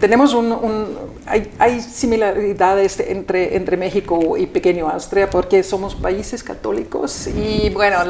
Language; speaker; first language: Spanish; non-native, fluent; German